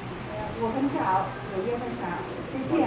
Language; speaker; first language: Chinese; non-native, learner; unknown